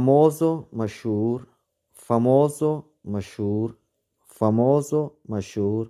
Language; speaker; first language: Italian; non-native, fluent; Urdu